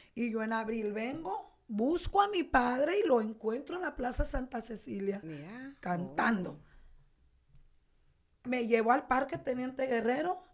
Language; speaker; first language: Spanish; native; Spanish